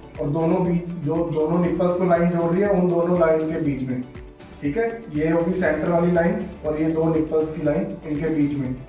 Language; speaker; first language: Hindi; native; Hindi